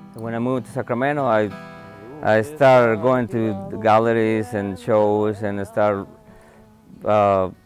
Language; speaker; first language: English; non-native, fluent; Spanish